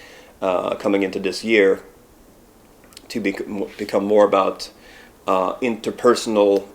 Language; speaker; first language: English; non-native, fluent; Swedish